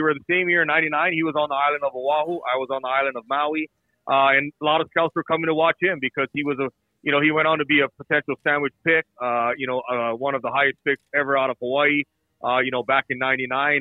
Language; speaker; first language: English; native; English